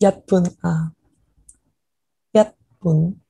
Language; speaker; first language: Cantonese; non-native, learner; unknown